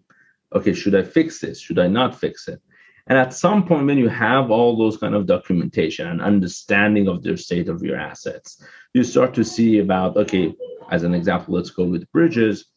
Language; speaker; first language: English; non-native, fluent; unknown